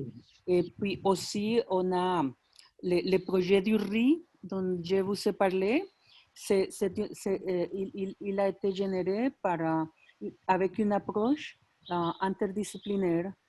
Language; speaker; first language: French; non-native, fluent; Spanish